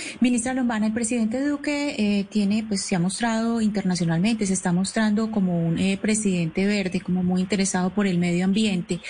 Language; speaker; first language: Spanish; native; Spanish